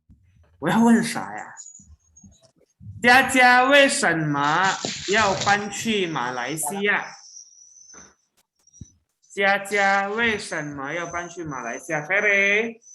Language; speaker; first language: Chinese; non-native, local second language; Indonesian